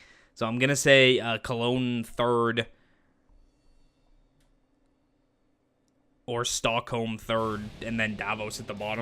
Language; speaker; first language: English; native; English